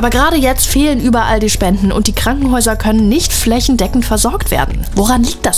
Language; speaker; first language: German; native; German